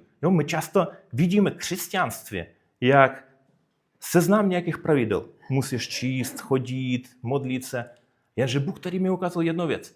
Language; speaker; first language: Czech; non-native, fluent; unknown